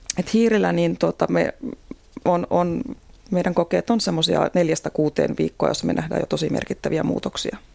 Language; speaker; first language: Finnish; native; Finnish